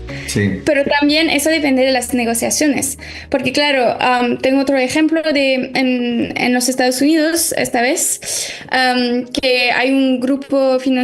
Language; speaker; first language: Spanish; non-native, fluent; French